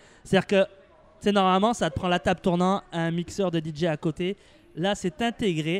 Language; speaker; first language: French; native; French